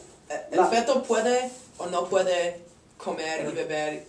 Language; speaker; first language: Spanish; non-native, learner; English